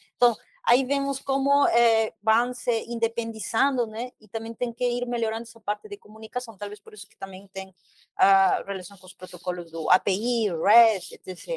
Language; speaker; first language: Portuguese; non-native, fluent; Spanish